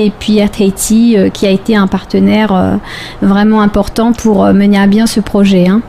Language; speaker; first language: French; native; French